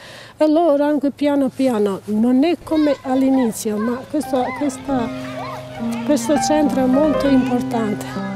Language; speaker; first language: Italian; non-native, fluent; Albanian